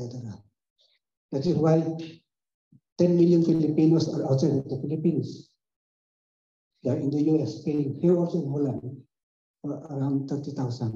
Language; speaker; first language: English; non-native, local second language; Filipino